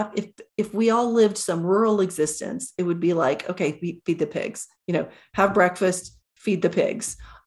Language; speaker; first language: English; native; English